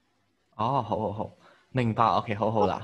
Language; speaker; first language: Cantonese; native; Cantonese